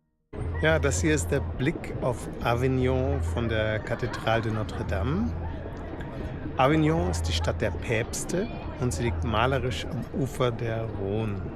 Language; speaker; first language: German; native; German